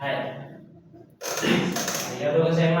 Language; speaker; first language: Japanese; non-native, fluent; Indonesian